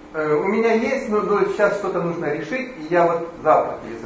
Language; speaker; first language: Polish; non-native, learner; Russian